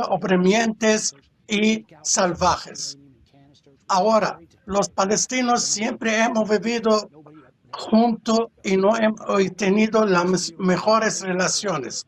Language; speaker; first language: Spanish; non-native, fluent; Arabic